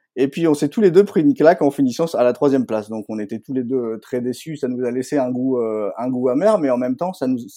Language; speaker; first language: French; native; French